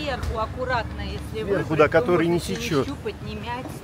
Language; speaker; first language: Russian; native; Russian